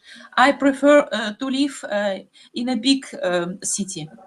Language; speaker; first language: English; non-native, learner; Russian